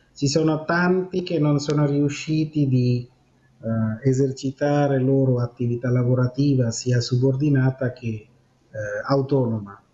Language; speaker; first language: Italian; non-native, fluent; Bangla